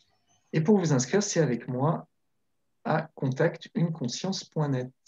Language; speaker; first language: French; native; French